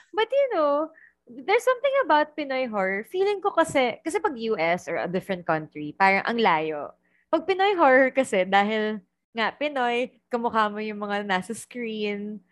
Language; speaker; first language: Filipino; native; Filipino